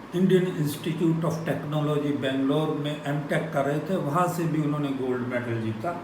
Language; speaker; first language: Hindi; non-native, local second language; Punjabi